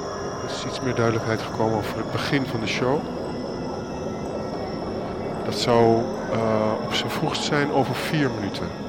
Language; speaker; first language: Dutch; native; Dutch